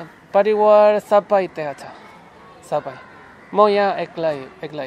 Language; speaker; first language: Nepali; non-native, learner; Spanish